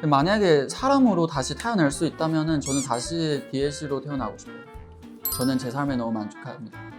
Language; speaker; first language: Korean; non-native, fluent; Chinese